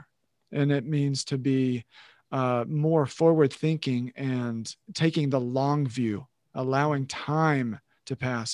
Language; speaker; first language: English; native; English